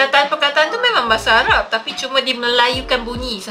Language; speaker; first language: Malay; native; Malay